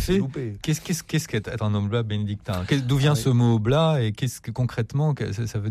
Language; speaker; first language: French; native; French